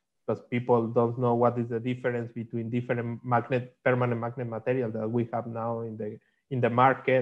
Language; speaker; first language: English; non-native, learner; Spanish